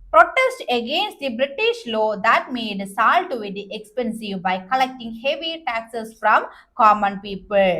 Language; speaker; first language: English; non-native, local second language; Malayalam